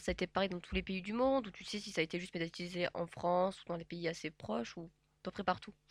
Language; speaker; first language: French; native; French